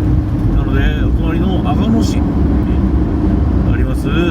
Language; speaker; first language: Japanese; native; Japanese